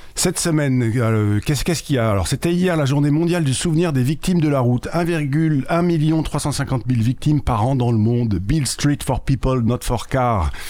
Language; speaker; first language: French; native; French